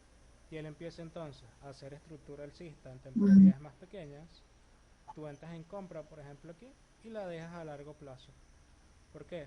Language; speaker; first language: Spanish; native; Spanish